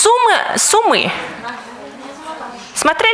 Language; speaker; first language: Russian; non-native, fluent; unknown